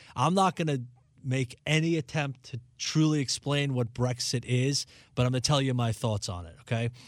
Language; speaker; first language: English; native; English